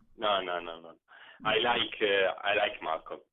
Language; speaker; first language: English; non-native, learner; Italian